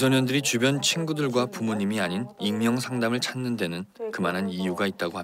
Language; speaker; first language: Korean; native; Korean